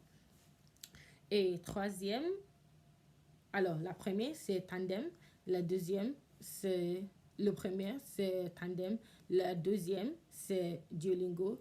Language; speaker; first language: French; non-native, learner; English